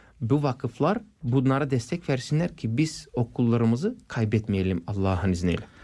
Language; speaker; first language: Turkish; non-native, fluent; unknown